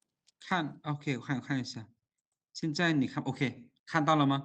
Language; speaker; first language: Chinese; non-native, fluent; Lao